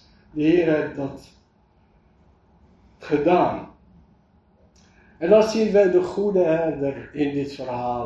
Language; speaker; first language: Dutch; non-native, fluent; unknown